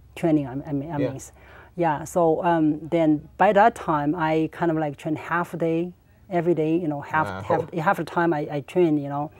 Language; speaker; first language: English; non-native, learner; Chinese